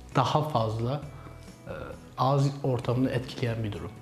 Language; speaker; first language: Turkish; native; Turkish